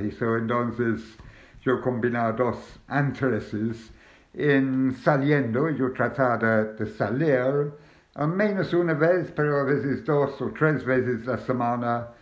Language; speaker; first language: Spanish; non-native, learner; English